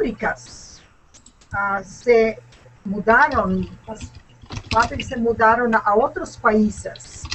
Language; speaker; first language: Spanish; non-native, learner; English